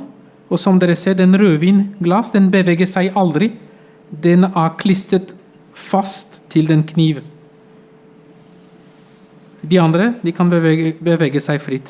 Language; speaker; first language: Norwegian; non-native, fluent; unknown